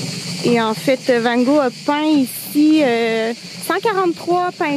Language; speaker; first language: French; native; French